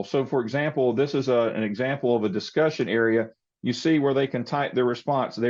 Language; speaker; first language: English; native; English